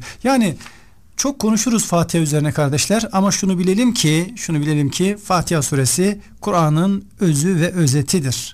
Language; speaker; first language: Turkish; native; Turkish